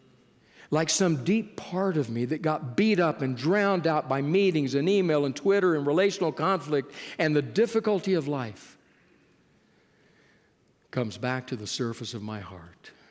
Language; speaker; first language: English; native; English